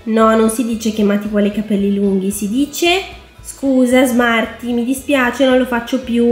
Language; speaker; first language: Italian; native; Italian